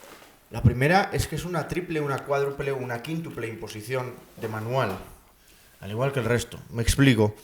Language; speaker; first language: Spanish; native; Spanish